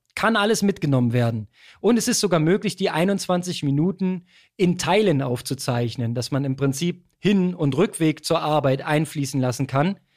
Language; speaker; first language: German; native; German